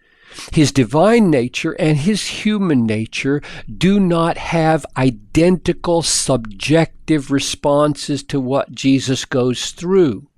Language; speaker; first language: English; native; English